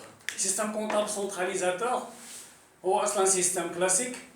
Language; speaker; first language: French; non-native, local second language; Arabic